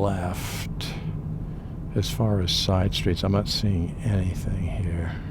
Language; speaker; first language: English; native; English